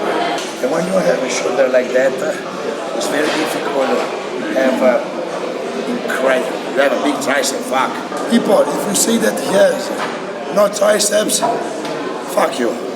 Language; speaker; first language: English; non-native, learner; Italian